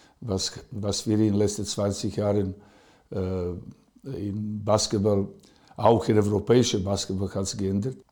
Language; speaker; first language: German; non-native, fluent; Serbian